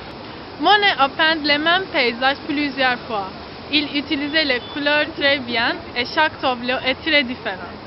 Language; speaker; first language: French; non-native, learner; Turkish